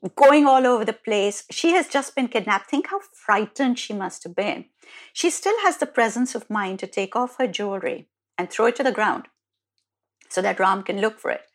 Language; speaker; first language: English; non-native, local second language; Hindi